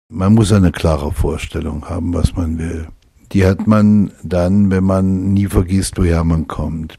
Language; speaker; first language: German; native; German